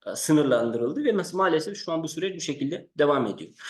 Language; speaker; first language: Turkish; non-native, fluent; Persian